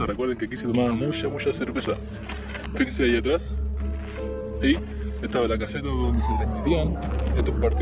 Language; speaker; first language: Spanish; native; Spanish